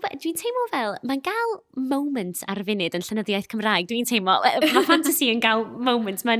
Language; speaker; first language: Welsh; non-native, local second language; English